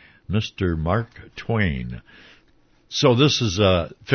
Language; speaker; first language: English; native; English